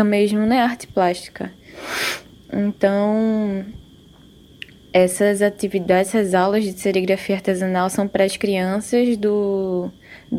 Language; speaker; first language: Portuguese; native; Portuguese